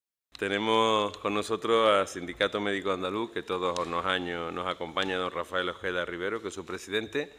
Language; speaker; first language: Spanish; native; Spanish